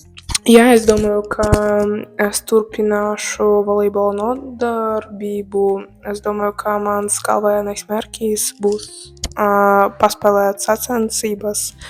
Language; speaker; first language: Latvian; non-native, local second language; Russian